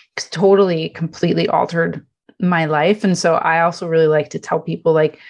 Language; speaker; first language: English; non-native, fluent; Italian